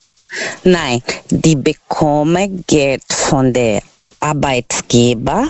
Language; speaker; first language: German; non-native, learner; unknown